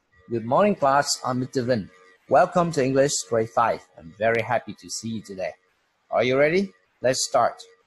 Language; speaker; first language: English; non-native, fluent; Vietnamese